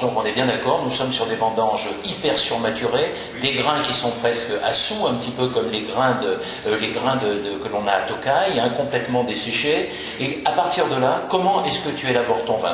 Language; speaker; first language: French; native; French